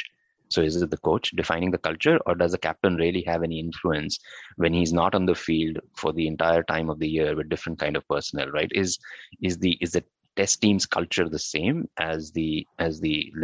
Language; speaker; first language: English; non-native, local second language; Hindi